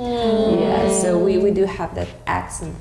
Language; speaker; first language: English; non-native, fluent; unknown